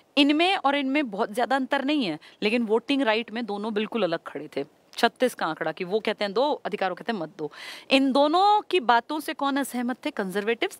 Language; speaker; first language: Hindi; native; Hindi